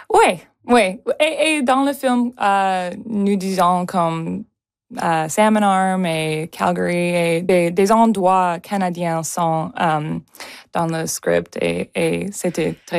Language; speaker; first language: French; non-native, local second language; English